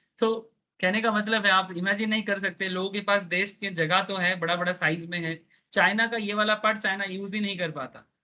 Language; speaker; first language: Hindi; non-native, local second language; Bangla